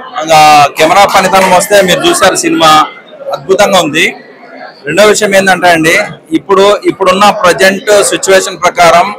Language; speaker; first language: Telugu; native; Telugu